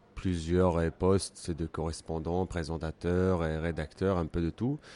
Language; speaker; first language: French; non-native, fluent; Hebrew